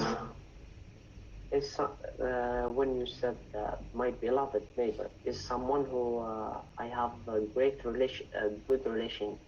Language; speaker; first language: English; non-native, learner; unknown